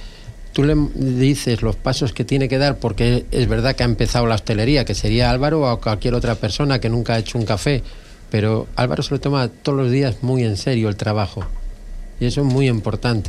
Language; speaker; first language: Spanish; native; Spanish